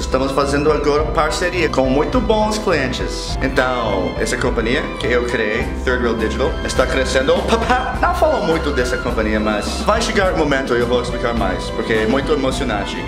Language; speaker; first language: Portuguese; non-native, fluent; English